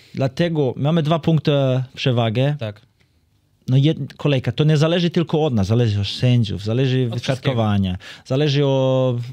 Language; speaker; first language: Polish; non-native, fluent; Serbian